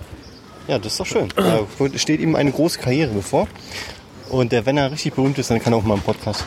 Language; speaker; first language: German; native; German